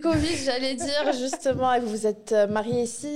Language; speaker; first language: French; native; French